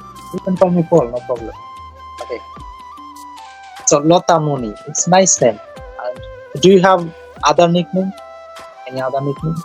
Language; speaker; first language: English; non-native, learner; Bangla